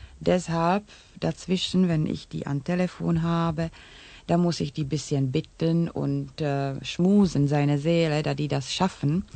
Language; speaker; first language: German; non-native, learner; Czech